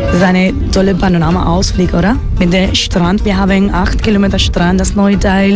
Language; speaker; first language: German; non-native, fluent; Spanish